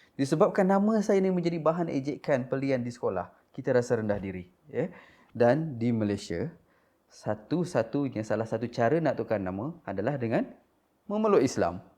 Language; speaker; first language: Malay; non-native, local second language; Iban